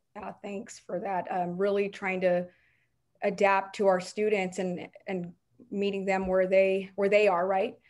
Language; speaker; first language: English; native; English